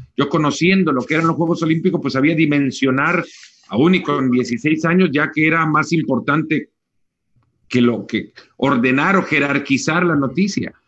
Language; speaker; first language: Spanish; native; Spanish